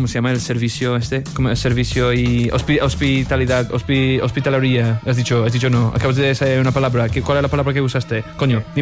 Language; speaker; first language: Spanish; non-native, fluent; English